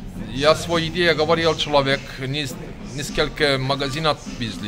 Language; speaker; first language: Russian; non-native, learner; Turkish